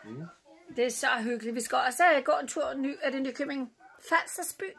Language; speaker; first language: Danish; native; Danish